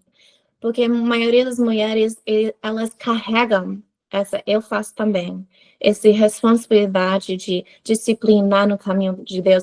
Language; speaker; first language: Portuguese; non-native, fluent; English